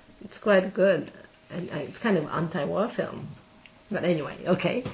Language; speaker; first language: English; non-native, fluent; Japanese